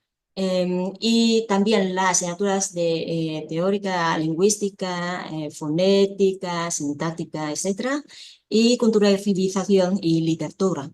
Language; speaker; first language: Spanish; non-native, fluent; Vietnamese